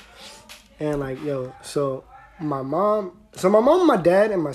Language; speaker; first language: English; early bilingual, other home language; Spanish